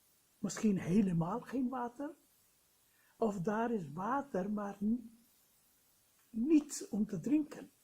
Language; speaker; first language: Dutch; non-native, fluent; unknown